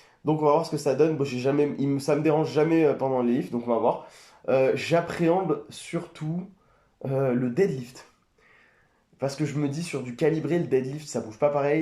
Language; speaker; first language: French; native; French